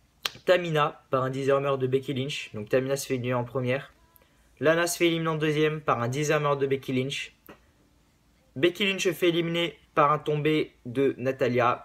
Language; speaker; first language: French; native; French